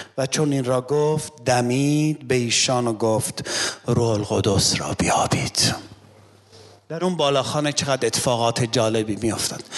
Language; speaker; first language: Persian; non-native, local second language; Armenian